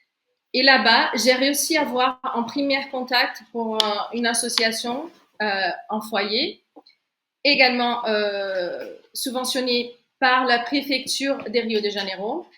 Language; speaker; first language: French; non-native, fluent; Portuguese